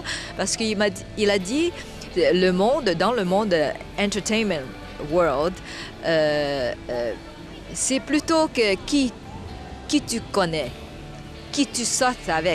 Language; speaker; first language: French; non-native, fluent; Chinese